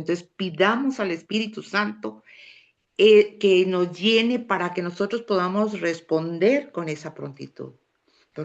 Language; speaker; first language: Spanish; native; Spanish